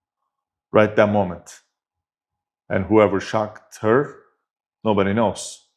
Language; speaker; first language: English; non-native, fluent; Turkish